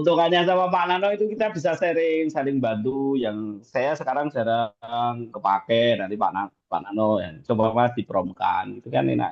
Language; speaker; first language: Indonesian; native; Indonesian